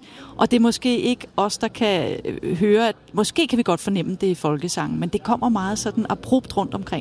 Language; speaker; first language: Danish; native; Danish